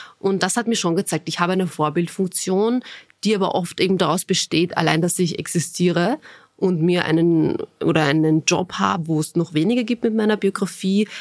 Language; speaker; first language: German; early bilingual, other home language; Bosnian